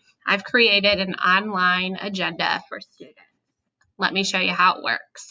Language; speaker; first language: English; native; English